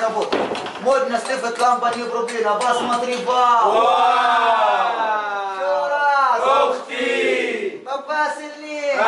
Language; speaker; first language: Russian; non-native, learner; Arabic